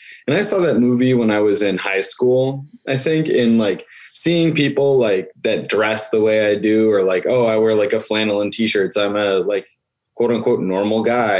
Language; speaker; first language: English; native; English